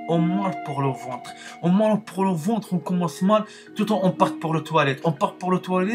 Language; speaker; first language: French; non-native, learner; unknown